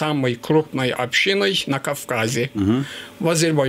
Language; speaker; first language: Russian; non-native, local second language; Azerbaijani